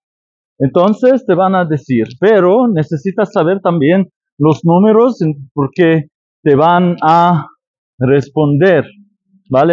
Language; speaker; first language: Spanish; non-native, fluent; Arabic